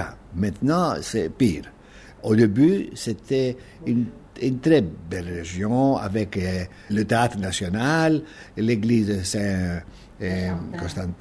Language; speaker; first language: French; non-native, fluent; Greek